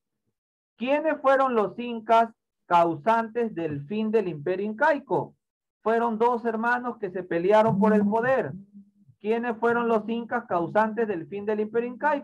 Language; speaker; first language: Spanish; native; Spanish